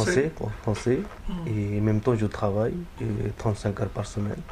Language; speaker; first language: French; non-native, learner; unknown